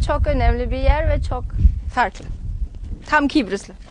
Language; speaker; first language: Turkish; non-native, learner; German